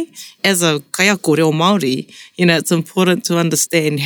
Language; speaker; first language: English; non-native, local second language; Māori